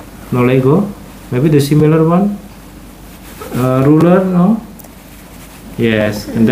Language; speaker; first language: English; non-native, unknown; Indonesian